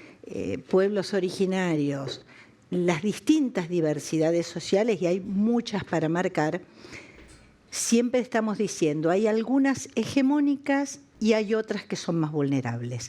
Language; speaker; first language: Spanish; native; Spanish